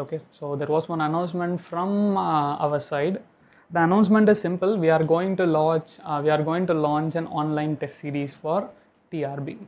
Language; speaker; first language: English; non-native, local second language; Tamil